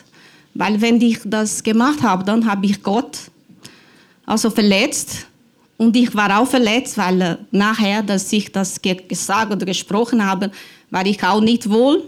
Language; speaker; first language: German; non-native, learner; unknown